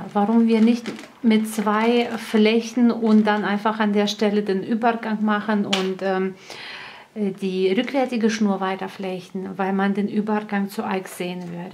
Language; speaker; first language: German; native; German